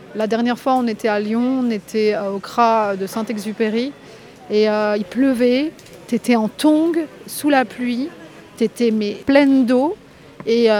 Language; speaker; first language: French; native; French